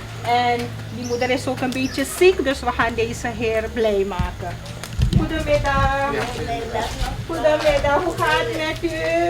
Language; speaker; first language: Dutch; non-native, local second language; Caribbean Hindustani